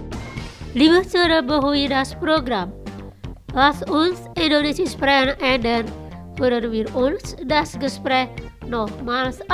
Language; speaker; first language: German; non-native, fluent; Indonesian